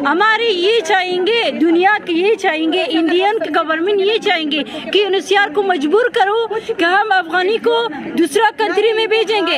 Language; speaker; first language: Hindi; non-native, learner; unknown